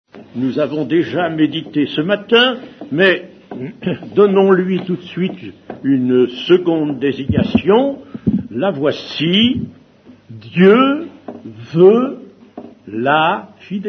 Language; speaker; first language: French; native; French